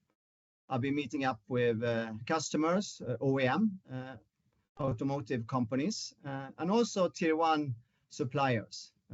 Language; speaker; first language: English; non-native, fluent; Swedish